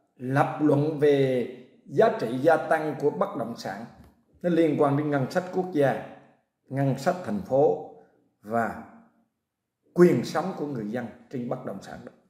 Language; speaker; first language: Vietnamese; native; Vietnamese